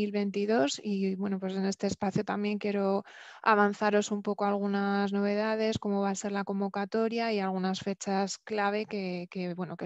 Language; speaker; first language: Spanish; native; Spanish